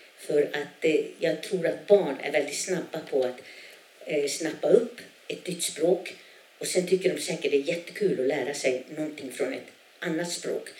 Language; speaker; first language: Swedish; non-native, local second language; Northern Sami